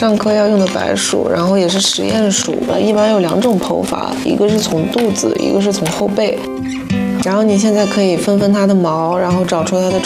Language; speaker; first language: Chinese; native; Chinese